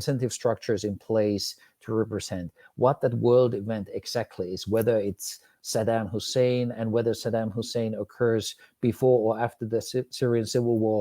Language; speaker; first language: English; non-native, fluent; Finnish